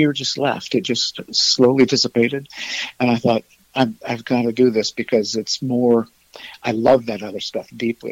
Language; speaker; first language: English; native; English